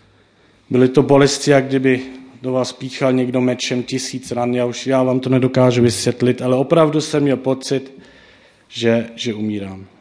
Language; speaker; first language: Czech; non-native, fluent; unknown